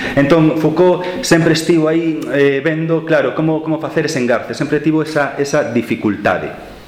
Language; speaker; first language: Galician; non-native, local second language; Spanish